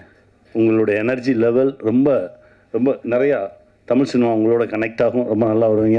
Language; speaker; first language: Tamil; native; Tamil